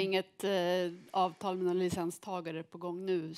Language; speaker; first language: Swedish; native; Swedish